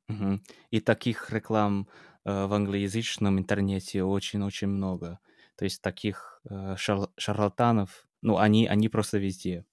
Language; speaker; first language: Russian; non-native, fluent; English